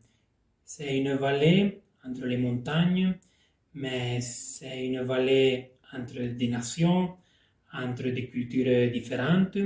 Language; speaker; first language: French; non-native, local second language; Italian